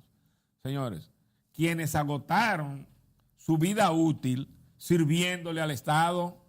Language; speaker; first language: Spanish; native; Spanish